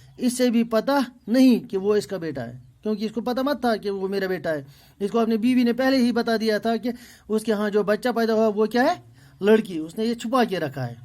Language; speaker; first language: Urdu; non-native, local second language; Kashmiri